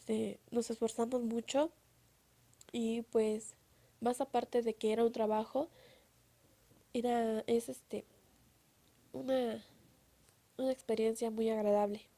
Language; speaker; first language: Spanish; native; Spanish